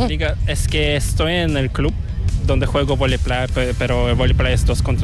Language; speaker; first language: Spanish; non-native, learner; Korean